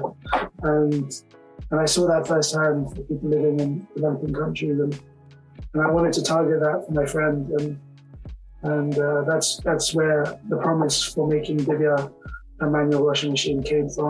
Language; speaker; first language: English; native; English